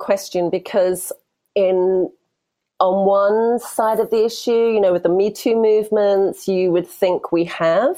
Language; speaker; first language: English; native; English